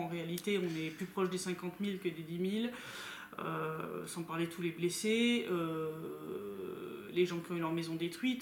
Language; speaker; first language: French; native; French